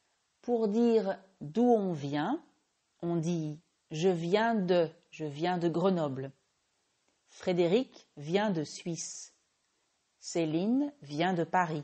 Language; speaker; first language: French; native; French